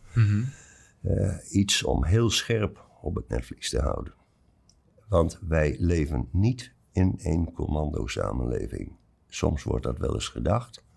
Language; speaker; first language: Dutch; native; Dutch